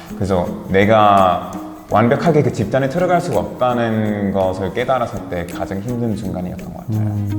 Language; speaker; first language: Korean; non-native, fluent; English